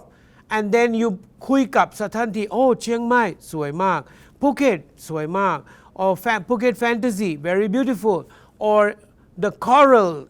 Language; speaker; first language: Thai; non-native, learner; English